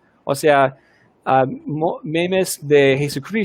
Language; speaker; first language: Spanish; non-native, fluent; English